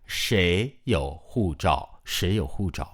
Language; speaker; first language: Chinese; non-native, fluent; Burmese